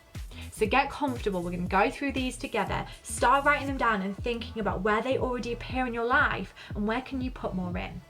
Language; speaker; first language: English; native; English